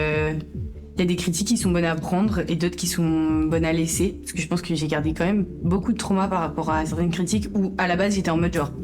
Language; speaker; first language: French; native; French